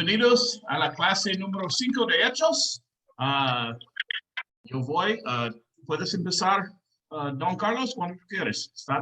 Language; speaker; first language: Spanish; non-native, learner; English